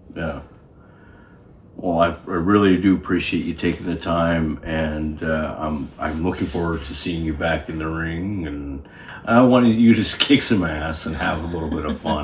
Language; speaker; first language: English; native; English